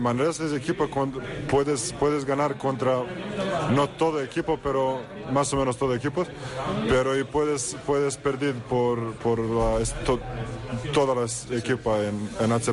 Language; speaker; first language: Spanish; non-native, learner; English